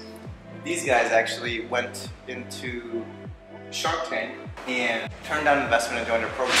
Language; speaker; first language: English; native; English